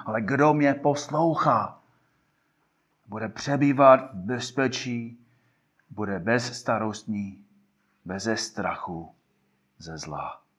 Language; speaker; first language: Czech; non-native, fluent; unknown